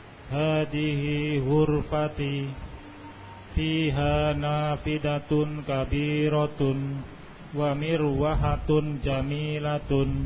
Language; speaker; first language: Arabic; non-native, learner; Indonesian